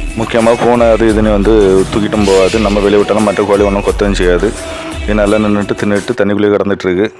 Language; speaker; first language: Tamil; native; Tamil